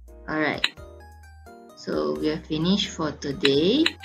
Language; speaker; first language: English; non-native, local second language; Malay